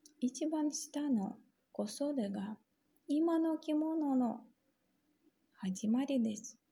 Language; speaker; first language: Japanese; non-native, fluent; Russian